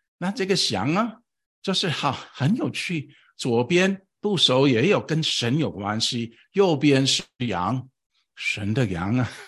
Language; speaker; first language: Chinese; non-native, fluent; English